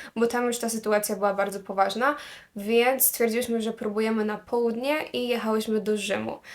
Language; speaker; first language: Polish; native; Polish